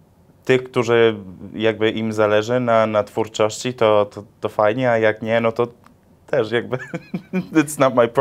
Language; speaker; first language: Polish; early bilingual, heritage; English